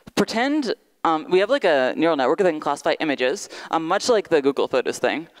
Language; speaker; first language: English; native; English